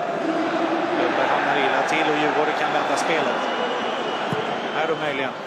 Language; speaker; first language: Swedish; native; Swedish